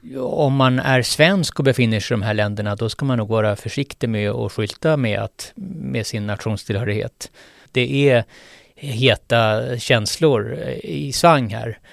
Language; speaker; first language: Swedish; native; Swedish